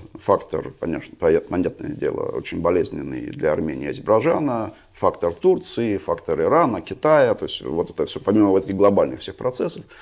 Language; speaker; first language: Russian; native; Russian